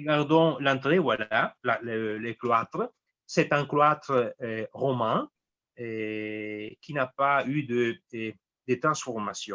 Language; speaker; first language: French; non-native, fluent; Italian